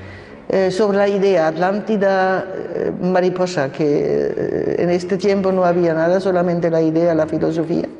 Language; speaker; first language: Spanish; non-native, fluent; German